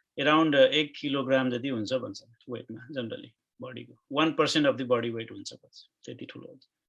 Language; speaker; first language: Nepali; native; Nepali